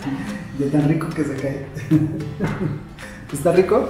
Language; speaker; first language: Spanish; native; Spanish